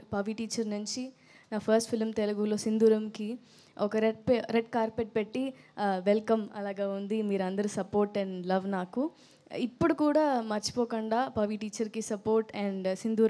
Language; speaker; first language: Telugu; non-native, fluent; Tamil